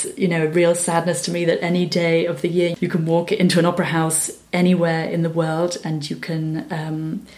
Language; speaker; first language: English; native; English